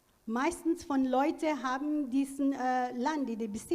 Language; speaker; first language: German; non-native, learner; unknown